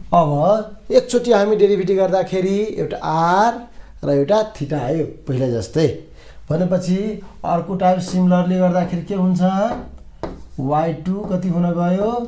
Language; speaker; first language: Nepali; non-native, local second language; Maithili